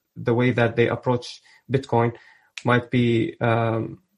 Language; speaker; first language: English; early bilingual, other home language; Arabic